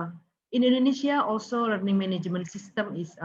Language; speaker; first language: English; non-native, learner; Indonesian